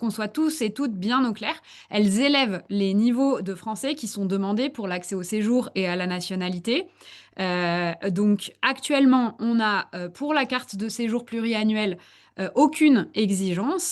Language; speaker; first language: French; native; French